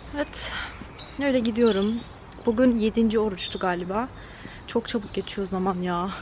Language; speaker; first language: Turkish; early bilingual, heritage; Turkish